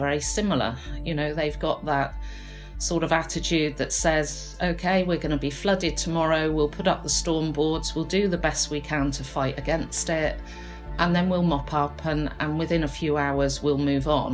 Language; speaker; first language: English; native; English